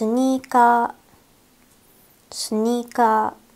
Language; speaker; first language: Japanese; non-native, fluent; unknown